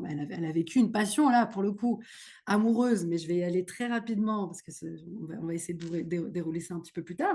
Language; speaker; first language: French; native; French